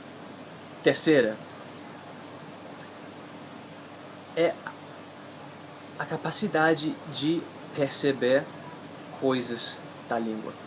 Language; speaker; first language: Portuguese; non-native, fluent; English